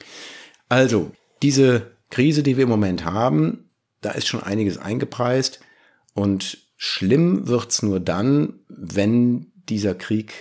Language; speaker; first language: German; native; German